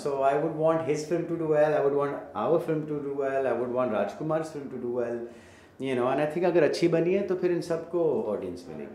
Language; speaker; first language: Hindi; native; Hindi